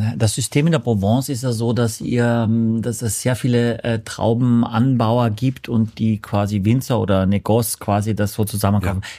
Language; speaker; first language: German; native; German